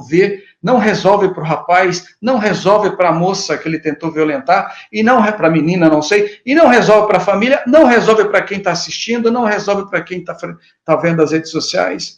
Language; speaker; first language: Portuguese; native; Portuguese